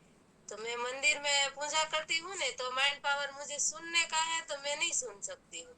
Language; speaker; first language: Hindi; non-native, local second language; Gujarati